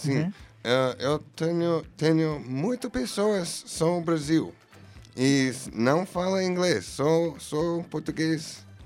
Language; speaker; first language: Portuguese; non-native, learner; English